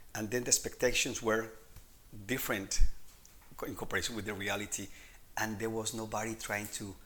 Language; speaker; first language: English; non-native, fluent; Spanish